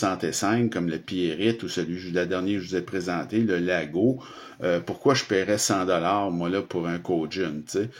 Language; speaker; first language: French; native; French